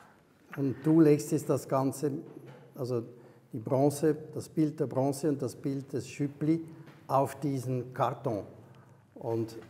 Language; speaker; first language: German; native; German